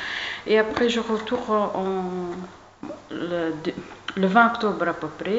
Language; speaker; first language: French; non-native, learner; Arabic